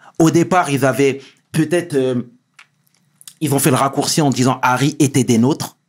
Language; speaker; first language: French; native; French